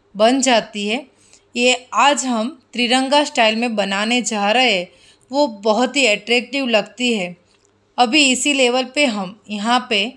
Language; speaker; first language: Hindi; non-native, local second language; Gujarati